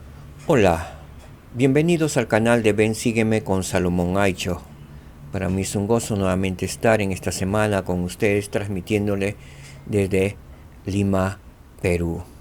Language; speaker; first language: Spanish; native; Spanish